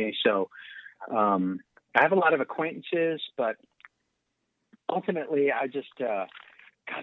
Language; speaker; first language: English; native; English